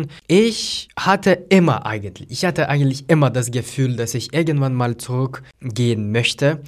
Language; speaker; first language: German; non-native, fluent; Lithuanian